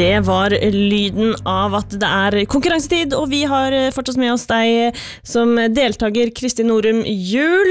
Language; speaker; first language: Norwegian; native; Norwegian